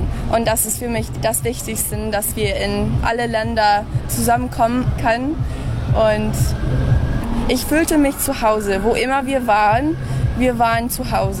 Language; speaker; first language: German; early bilingual, heritage; English